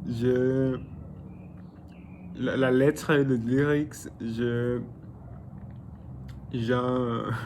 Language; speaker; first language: French; non-native, learner; Spanish